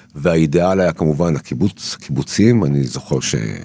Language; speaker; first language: Hebrew; early bilingual, other home language; Turkish